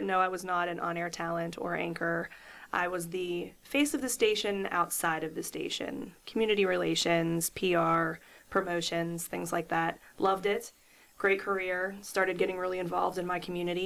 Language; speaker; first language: English; native; English